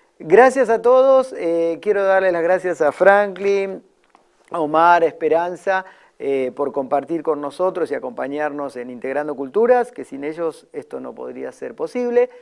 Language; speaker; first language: Spanish; native; Spanish